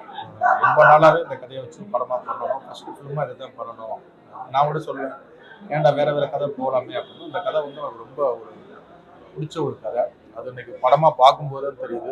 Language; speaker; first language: Tamil; native; Tamil